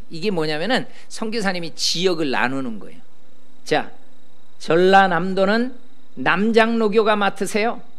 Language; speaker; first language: Korean; native; Korean